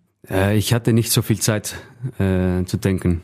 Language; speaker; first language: German; non-native, fluent; Icelandic